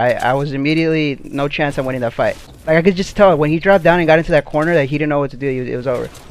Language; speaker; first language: English; native; English